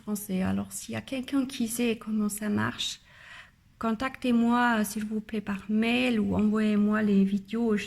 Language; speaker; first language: French; non-native, learner; German